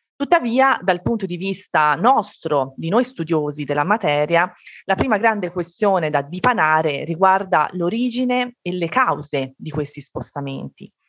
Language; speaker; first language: Italian; native; Italian